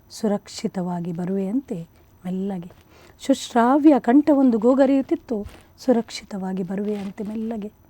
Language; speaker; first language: Kannada; non-native, local second language; Konkani